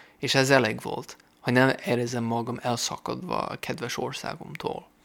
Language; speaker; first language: Hungarian; non-native, fluent; English